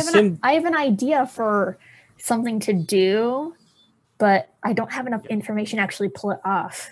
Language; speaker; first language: English; native; English